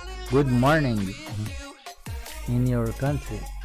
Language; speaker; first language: English; non-native, learner; Portuguese